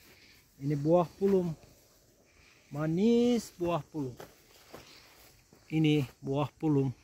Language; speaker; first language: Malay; non-native, learner; Turkish